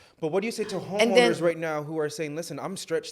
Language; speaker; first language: English; native; English